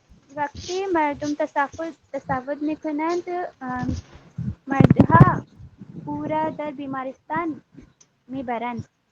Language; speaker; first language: Persian; non-native, learner; Urdu